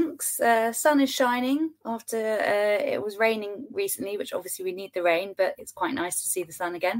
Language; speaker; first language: English; native; English